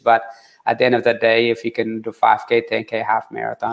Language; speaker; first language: English; early bilingual, other home language; Tigrinya